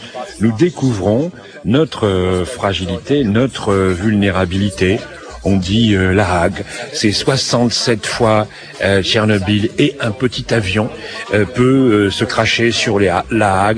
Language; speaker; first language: French; native; French